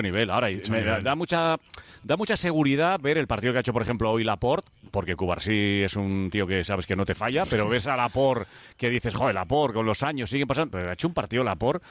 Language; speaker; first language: Spanish; native; Spanish